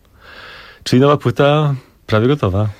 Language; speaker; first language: Polish; native; Polish